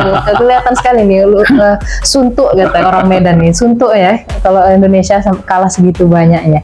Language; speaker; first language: Indonesian; native; Indonesian